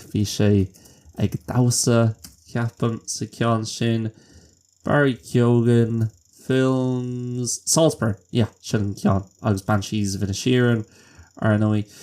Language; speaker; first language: Irish; non-native, local second language; English